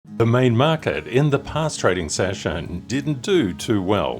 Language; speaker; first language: English; native; English